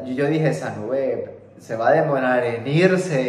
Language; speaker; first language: Spanish; native; Spanish